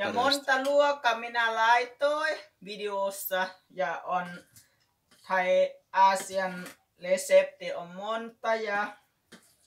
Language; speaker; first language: Finnish; non-native, learner; Thai